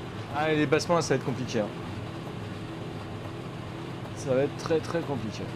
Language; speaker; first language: French; native; French